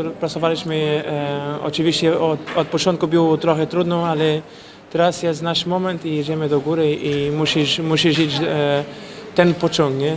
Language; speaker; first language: Polish; non-native, fluent; Portuguese